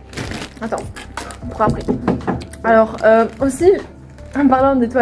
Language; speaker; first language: French; non-native, fluent; Swedish